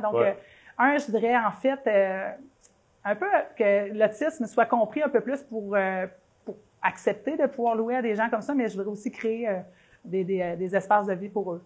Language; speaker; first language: French; native; French